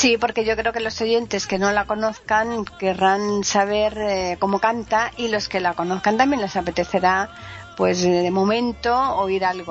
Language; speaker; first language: Spanish; native; Spanish